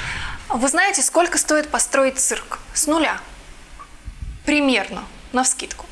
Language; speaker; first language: Russian; native; Russian